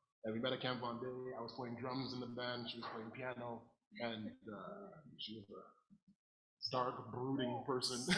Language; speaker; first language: English; native; English